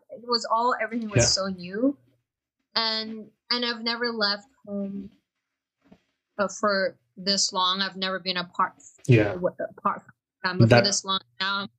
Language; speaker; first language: English; non-native, fluent; Chinese